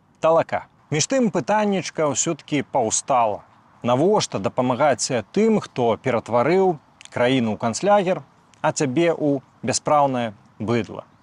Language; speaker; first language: Belarusian; native; Belarusian